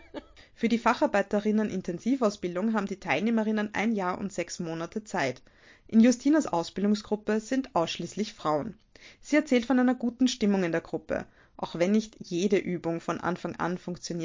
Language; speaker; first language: German; native; German